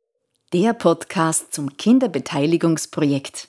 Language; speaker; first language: German; native; German